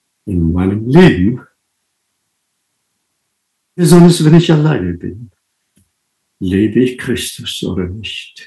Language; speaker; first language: German; non-native, fluent; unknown